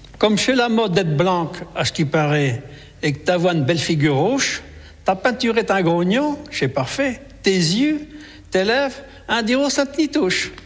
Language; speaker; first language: French; native; French